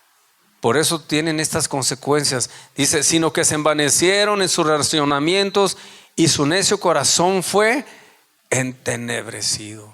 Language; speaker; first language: Spanish; native; Spanish